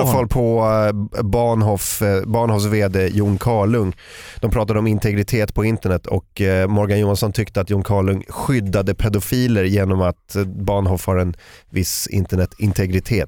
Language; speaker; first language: Swedish; native; Swedish